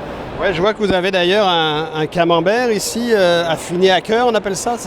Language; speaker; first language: French; native; French